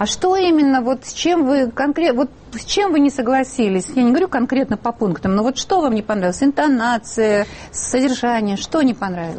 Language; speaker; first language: Russian; native; Russian